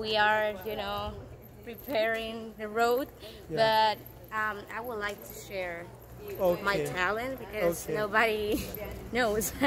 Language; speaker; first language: English; non-native, fluent; Spanish